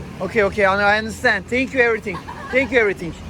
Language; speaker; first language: English; non-native, learner; Turkish